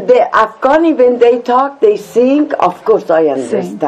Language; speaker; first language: English; non-native, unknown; Persian